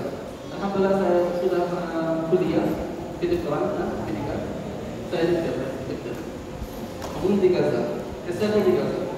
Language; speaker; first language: Indonesian; non-native, learner; Arabic